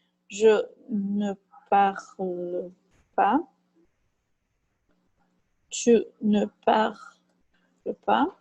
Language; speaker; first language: French; non-native, fluent; Portuguese